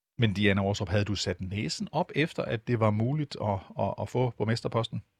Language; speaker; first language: Danish; native; Danish